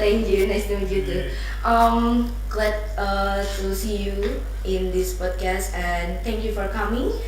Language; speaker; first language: English; non-native, learner; Indonesian